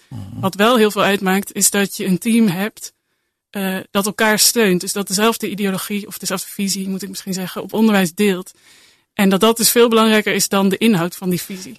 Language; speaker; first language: Dutch; native; Dutch